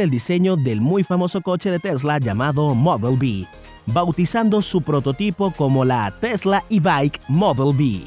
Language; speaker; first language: Spanish; native; Spanish